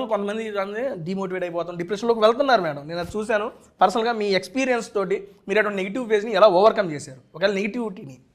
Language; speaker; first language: Telugu; native; Telugu